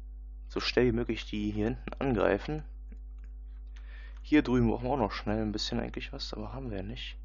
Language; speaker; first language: German; native; German